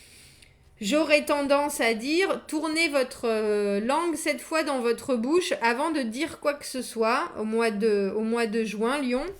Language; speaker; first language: French; native; French